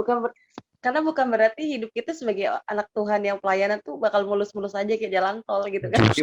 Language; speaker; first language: Indonesian; native; Indonesian